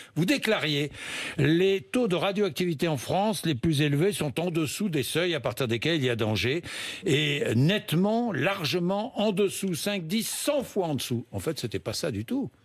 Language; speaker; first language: French; native; French